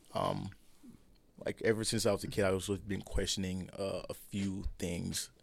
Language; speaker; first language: English; early bilingual, other home language; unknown